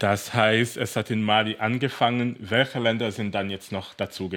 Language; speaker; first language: German; native; German